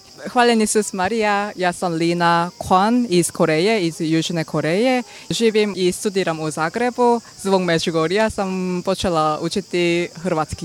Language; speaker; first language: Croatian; non-native, learner; Korean